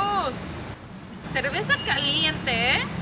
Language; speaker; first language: Spanish; native; Spanish